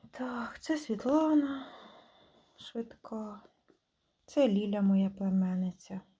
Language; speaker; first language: Ukrainian; native; Ukrainian